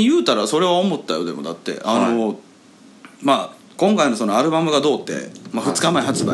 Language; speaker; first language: Japanese; native; Japanese